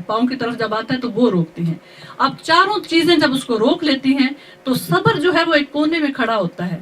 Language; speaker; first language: Urdu; native; Urdu